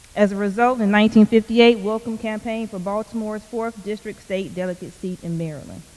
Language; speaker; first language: English; native; English